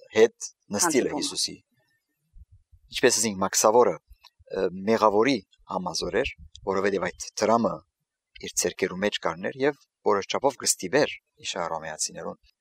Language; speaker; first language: Armenian; early bilingual, heritage; Armenian